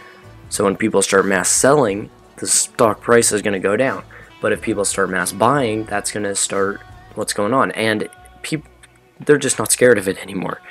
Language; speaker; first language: English; native; English